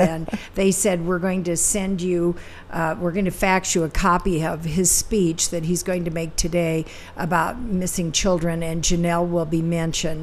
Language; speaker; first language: English; native; English